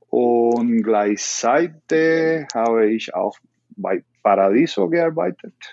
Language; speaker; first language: German; non-native, learner; Spanish